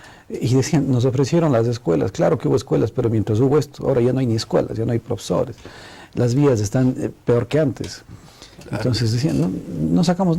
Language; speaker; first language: Spanish; native; Spanish